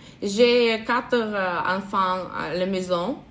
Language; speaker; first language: French; non-native, learner; Russian